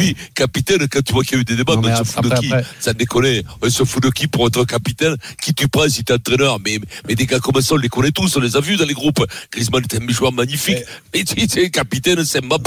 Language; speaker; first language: French; native; French